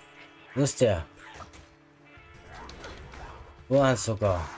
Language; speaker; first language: German; native; German